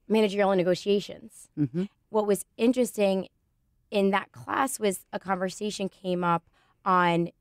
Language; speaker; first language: English; native; English